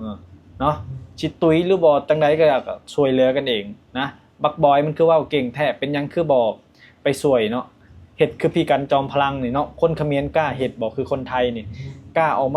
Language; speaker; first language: Thai; non-native, local second language; Lao